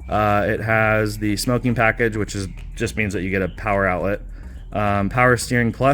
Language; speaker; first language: English; native; English